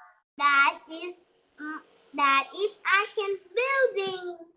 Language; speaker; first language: English; non-native, learner; Vietnamese